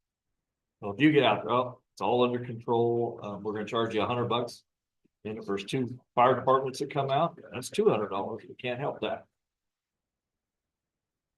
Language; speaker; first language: English; native; English